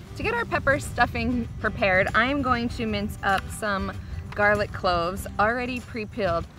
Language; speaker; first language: English; native; English